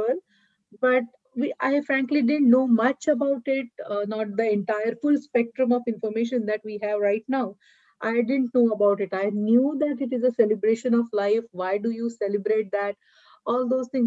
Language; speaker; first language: English; non-native, local second language; Marathi